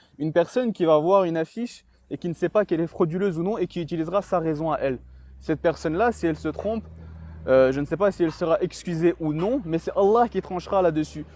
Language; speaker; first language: French; early bilingual, other home language; Chechen